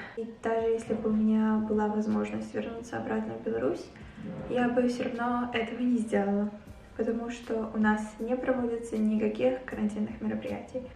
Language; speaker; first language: Russian; native; Russian